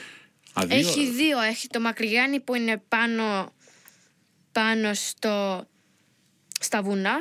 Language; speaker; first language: Greek; early bilingual, heritage; Greek